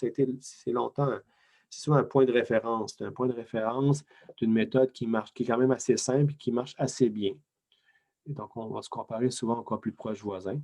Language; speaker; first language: French; native; French